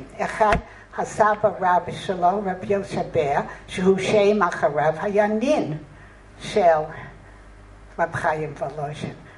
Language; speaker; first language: Hebrew; non-native, fluent; English